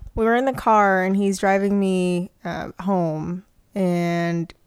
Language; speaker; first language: English; non-native, local second language; Filipino